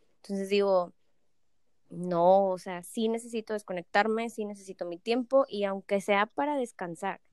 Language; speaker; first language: Spanish; native; Spanish